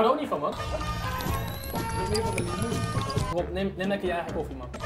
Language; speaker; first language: Dutch; native; Dutch